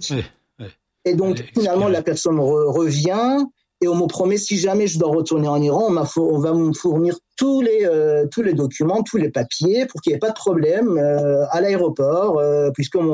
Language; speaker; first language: French; non-native, fluent; Persian